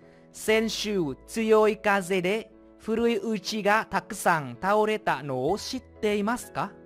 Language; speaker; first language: Japanese; non-native, fluent; Vietnamese